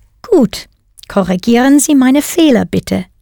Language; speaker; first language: German; non-native, fluent; English